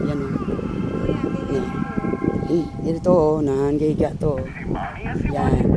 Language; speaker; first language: Filipino; non-native, local second language; Hiligaynon